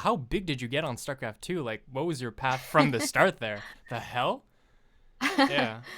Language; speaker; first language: English; non-native, fluent; French